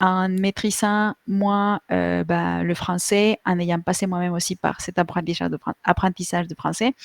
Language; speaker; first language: French; non-native, fluent; Spanish